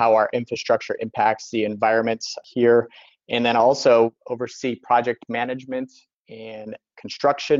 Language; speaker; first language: English; native; English